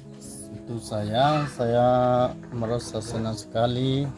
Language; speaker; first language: Indonesian; non-native, fluent; Burmese